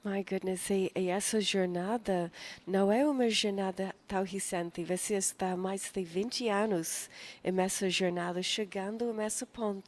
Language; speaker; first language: Portuguese; non-native, fluent; English